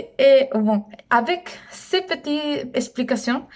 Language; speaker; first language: French; non-native, learner; Spanish